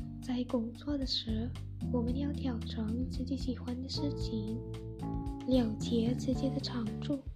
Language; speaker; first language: Chinese; non-native, learner; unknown